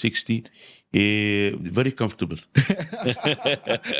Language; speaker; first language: English; non-native, local second language; Arabic